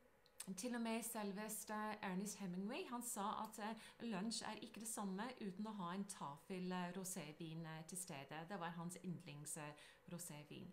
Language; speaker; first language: Norwegian; non-native, fluent; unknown